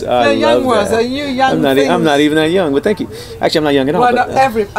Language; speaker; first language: English; native; English